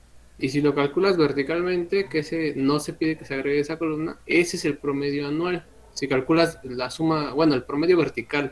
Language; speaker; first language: Spanish; native; Spanish